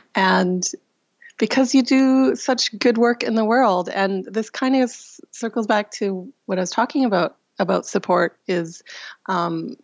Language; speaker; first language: English; non-native, fluent; Russian